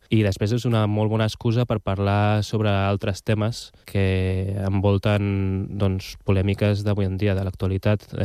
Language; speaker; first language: Catalan; non-native, local second language; Spanish